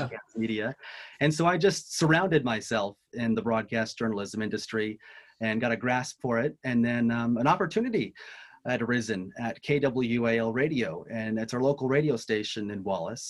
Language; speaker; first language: English; native; English